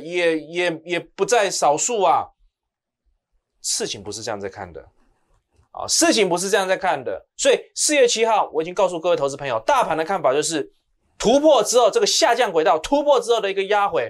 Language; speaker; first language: Chinese; native; Chinese